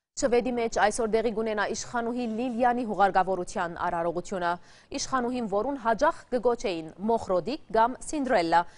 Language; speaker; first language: Armenian; early bilingual, heritage; Armenian